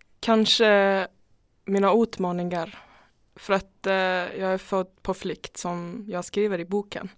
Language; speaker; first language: Swedish; non-native, fluent; Persian